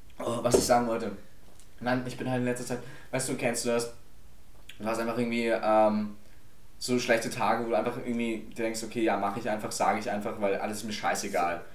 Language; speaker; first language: German; early bilingual, other home language; Polish